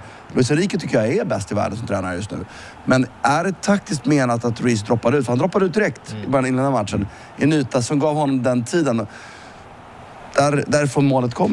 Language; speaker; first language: Swedish; native; Swedish